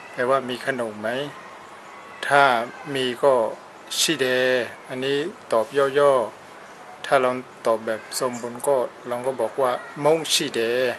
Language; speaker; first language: Thai; non-native, fluent; Burmese